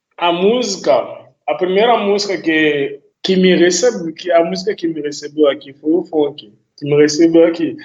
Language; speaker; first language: Portuguese; non-native, fluent; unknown